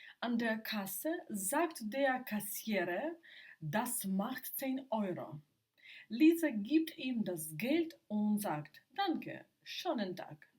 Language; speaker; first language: German; non-native, fluent; Ukrainian